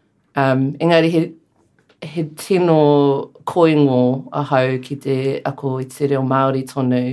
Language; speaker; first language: Māori; non-native, learner; English